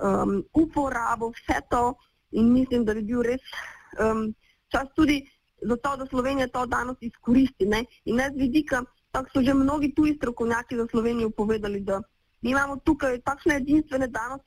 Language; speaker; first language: Slovenian; native; Slovenian